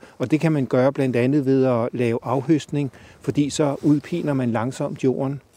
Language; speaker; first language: Danish; native; Danish